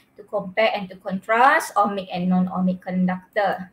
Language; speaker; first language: English; non-native, local second language; Malay